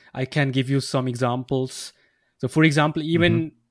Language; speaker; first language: English; non-native, fluent; Swiss German